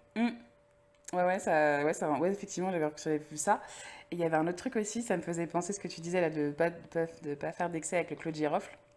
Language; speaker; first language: French; native; French